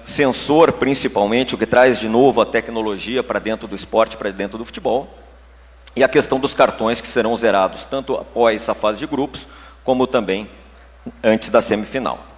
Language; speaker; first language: Portuguese; native; Portuguese